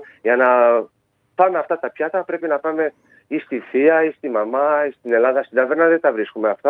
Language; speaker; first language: Greek; early bilingual, heritage; Greek